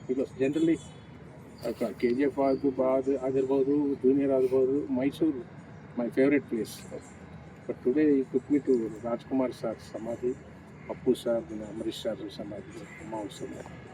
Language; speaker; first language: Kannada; non-native, learner; Telugu